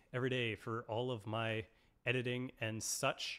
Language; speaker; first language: English; native; English